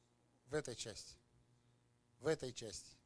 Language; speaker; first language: Russian; native; Russian